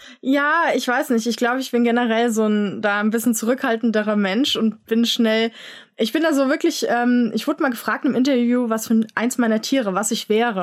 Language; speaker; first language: German; native; German